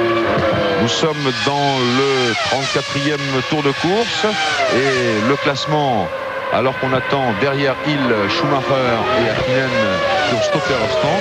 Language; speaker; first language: French; native; French